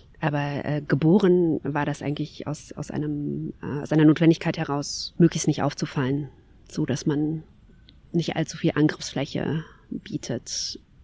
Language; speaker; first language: German; early bilingual, other home language; Kabyle